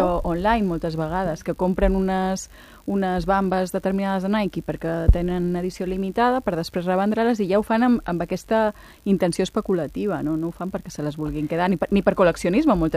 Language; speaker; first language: Catalan; native; Catalan